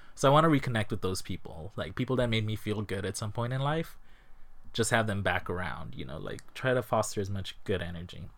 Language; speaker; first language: English; native; English